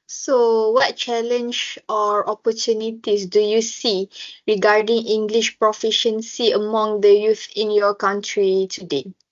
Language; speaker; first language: English; non-native, local second language; Malay